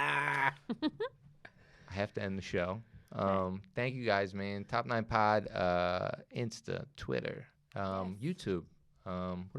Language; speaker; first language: English; native; English